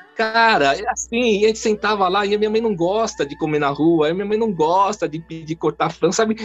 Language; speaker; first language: Portuguese; early bilingual, other home language; Chinese